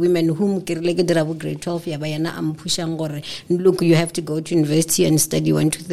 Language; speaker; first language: English; non-native, local second language; Northern Sotho